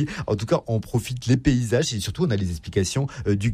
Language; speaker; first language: French; native; French